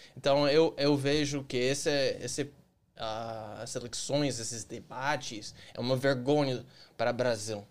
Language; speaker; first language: Portuguese; non-native, fluent; English